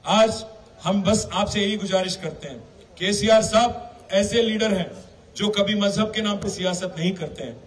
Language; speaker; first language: Hindi; non-native, local second language; Telugu